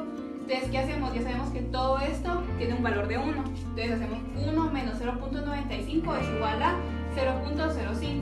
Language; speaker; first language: Spanish; native; Spanish